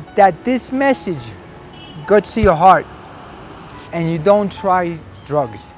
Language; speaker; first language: English; early bilingual, other home language; Spanish